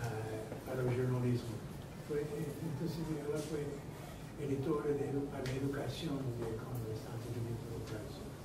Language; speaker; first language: Portuguese; non-native, fluent; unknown